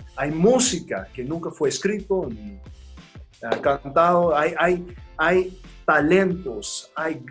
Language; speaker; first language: Spanish; early bilingual, heritage; Spanish